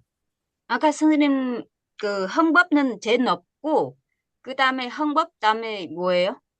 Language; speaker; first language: Korean; non-native, learner; Vietnamese